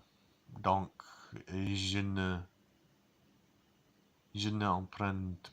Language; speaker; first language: French; non-native, learner; English